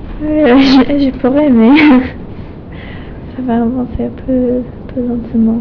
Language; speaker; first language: French; non-native, fluent; English